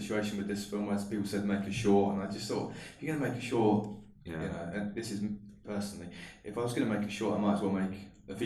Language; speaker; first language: English; native; English